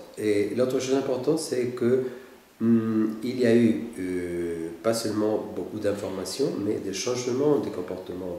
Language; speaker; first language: French; non-native, fluent; Spanish